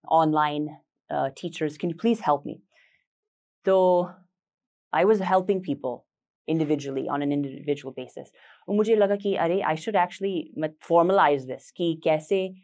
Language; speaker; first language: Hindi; non-native, fluent; English